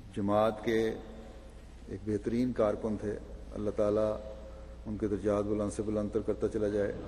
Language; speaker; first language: Urdu; native; Urdu